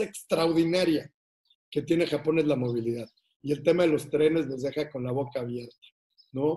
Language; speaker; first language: Spanish; native; Spanish